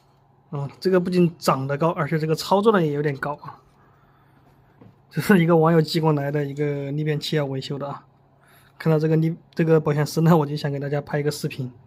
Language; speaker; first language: Chinese; native; Chinese